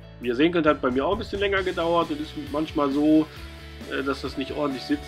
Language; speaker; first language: German; native; German